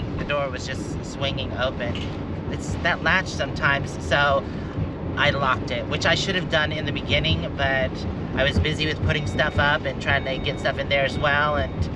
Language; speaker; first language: English; native; English